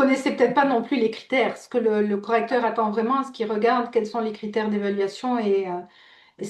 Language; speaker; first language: French; native; French